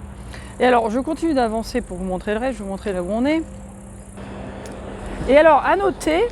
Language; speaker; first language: French; native; French